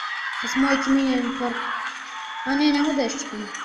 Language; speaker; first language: Bulgarian; native; Bulgarian